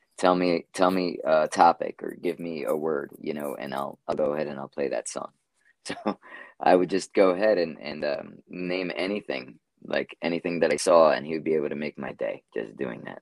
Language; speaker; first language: English; native; English